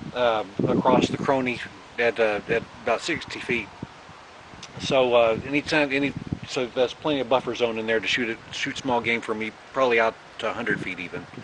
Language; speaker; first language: English; native; English